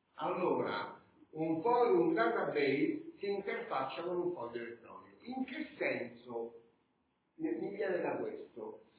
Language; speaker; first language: Italian; native; Italian